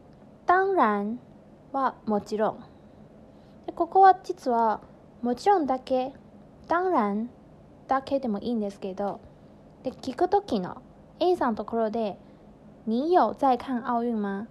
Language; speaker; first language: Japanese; non-native, fluent; Chinese